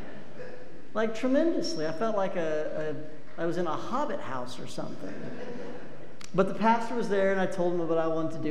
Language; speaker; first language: English; native; English